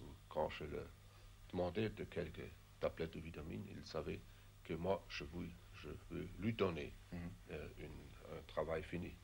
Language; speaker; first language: French; non-native, fluent; German